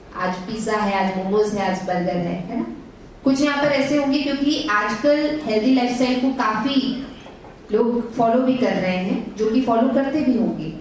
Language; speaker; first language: Hindi; native; Hindi